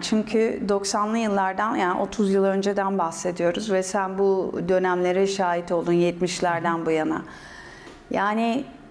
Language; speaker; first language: Turkish; native; Turkish